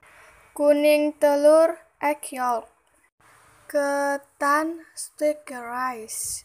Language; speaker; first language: Indonesian; native; Indonesian